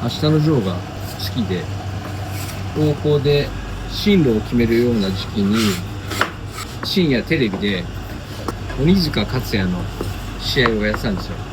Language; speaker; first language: Japanese; native; Japanese